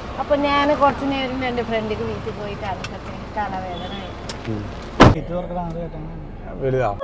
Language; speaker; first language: Malayalam; non-native, learner; Nepali